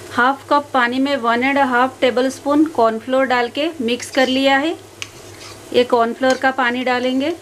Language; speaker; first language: Hindi; native; Hindi